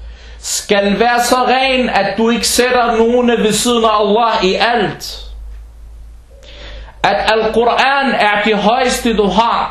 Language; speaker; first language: Danish; early bilingual, other home language; Arabic